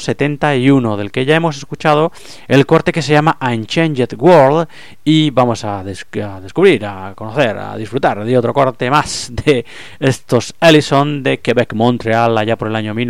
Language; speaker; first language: Spanish; native; Spanish